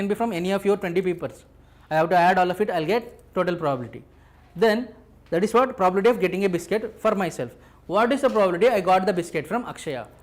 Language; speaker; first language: English; non-native, local second language; Telugu